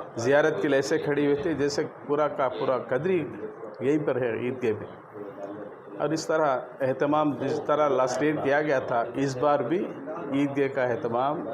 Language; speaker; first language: Urdu; native; Urdu